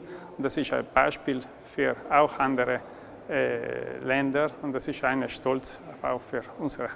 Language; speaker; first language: German; non-native, local second language; Italian